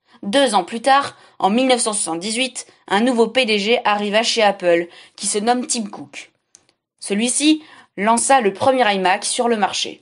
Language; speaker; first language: French; native; French